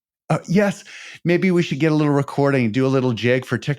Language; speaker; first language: English; native; English